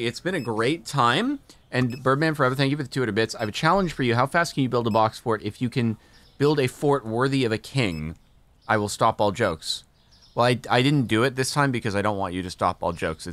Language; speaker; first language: English; native; English